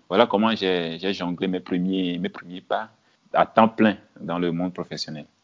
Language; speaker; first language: French; non-native, local second language; Ewe